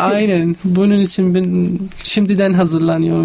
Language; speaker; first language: Turkish; non-native, learner; Arabic